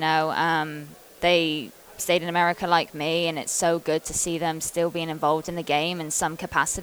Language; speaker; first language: English; native; English